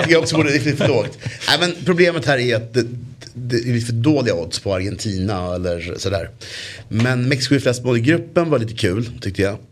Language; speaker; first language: Swedish; native; Swedish